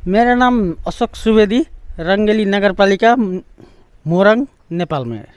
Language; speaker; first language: Hindi; non-native, local second language; Nepali